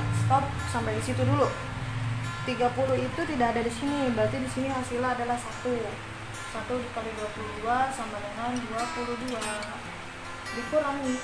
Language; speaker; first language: Indonesian; native; Indonesian